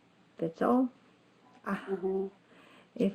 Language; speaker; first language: English; non-native, learner; Turkish